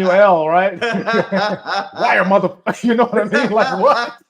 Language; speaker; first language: English; native; English